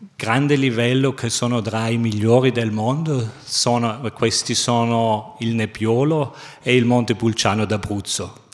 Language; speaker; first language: Italian; non-native, fluent; German